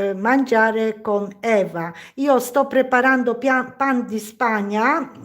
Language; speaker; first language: Italian; non-native, learner; Polish